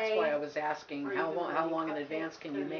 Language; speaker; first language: English; native; English